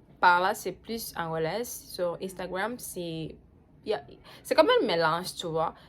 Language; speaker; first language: French; non-native, fluent; Portuguese